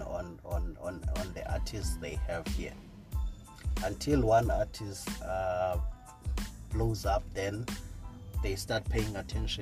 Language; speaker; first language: English; non-native, local second language; Xhosa